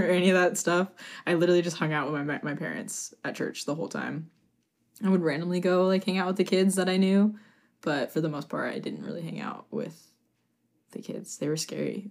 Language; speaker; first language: English; native; English